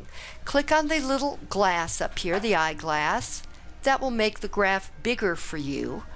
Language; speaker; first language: English; native; English